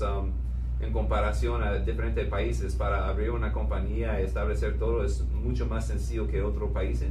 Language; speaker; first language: Spanish; non-native, fluent; English